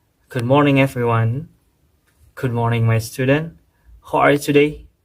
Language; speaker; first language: English; non-native, fluent; Indonesian